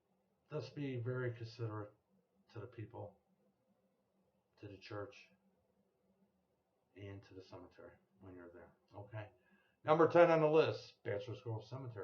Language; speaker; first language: English; native; English